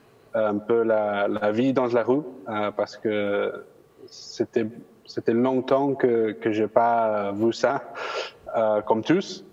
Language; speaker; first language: French; non-native, fluent; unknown